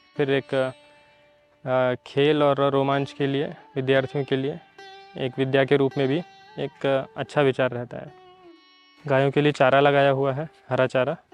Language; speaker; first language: Hindi; native; Hindi